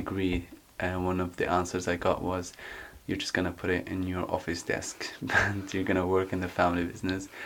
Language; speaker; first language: English; non-native, fluent; Arabic